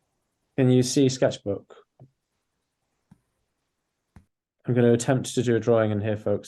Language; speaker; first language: English; native; English